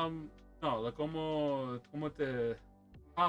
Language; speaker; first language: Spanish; early bilingual, heritage; English